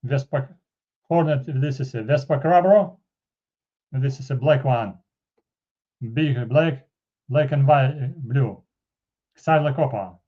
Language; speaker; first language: English; non-native, fluent; Russian